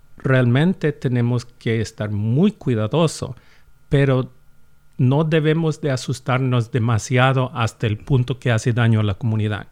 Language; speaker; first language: Spanish; non-native, fluent; English